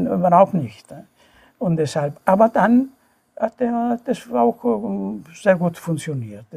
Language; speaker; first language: German; non-native, fluent; Italian